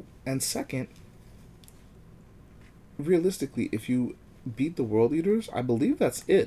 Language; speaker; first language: English; native; English